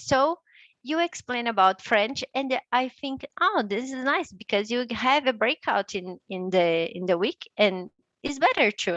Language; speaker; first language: English; non-native, learner; Portuguese